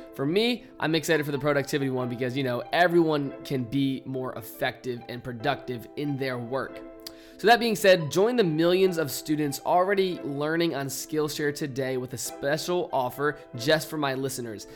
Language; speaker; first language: English; native; English